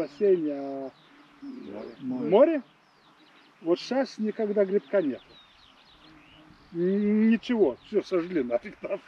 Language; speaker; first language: Russian; non-native, fluent; Latvian